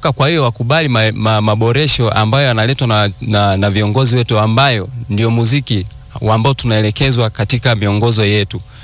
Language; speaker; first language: Swahili; native; Swahili